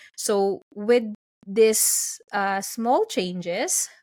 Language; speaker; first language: English; non-native, local second language; Filipino